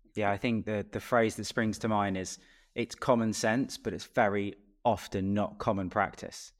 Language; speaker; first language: English; native; English